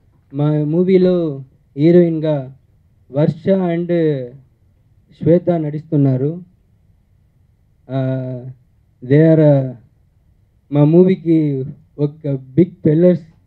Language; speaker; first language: Telugu; early bilingual, heritage; Telugu